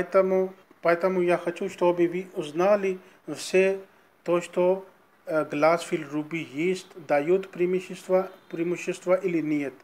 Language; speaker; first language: Russian; non-native, learner; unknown